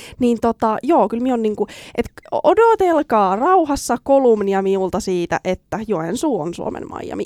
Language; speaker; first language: Finnish; native; Finnish